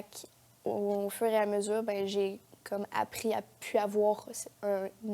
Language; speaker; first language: French; native; French